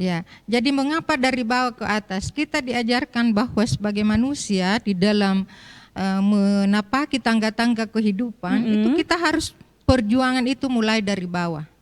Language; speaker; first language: Indonesian; non-native, local second language; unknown